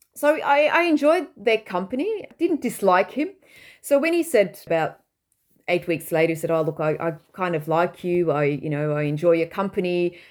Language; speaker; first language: English; non-native, fluent; Dutch